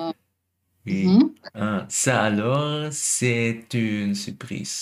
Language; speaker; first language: French; non-native, learner; German